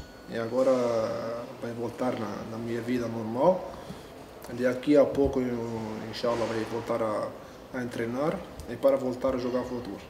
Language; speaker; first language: Portuguese; non-native, learner; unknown